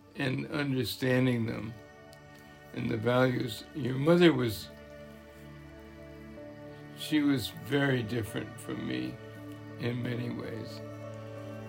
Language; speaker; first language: English; native; English